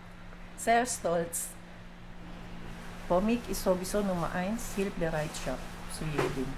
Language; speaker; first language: German; non-native, fluent; Filipino